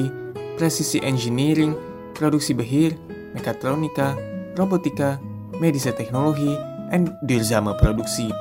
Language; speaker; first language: Dutch; non-native, fluent; Indonesian